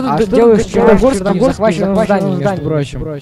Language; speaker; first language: Russian; native; Russian